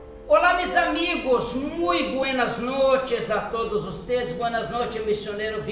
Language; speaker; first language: Spanish; non-native, fluent; Portuguese